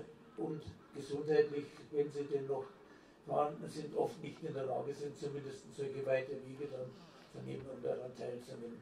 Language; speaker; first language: German; native; German